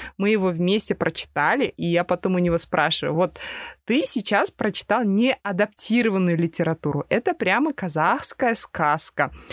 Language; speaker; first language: Russian; native; Russian